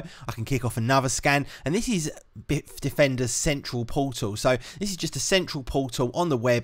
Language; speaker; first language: English; native; English